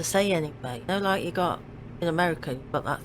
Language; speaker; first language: English; native; English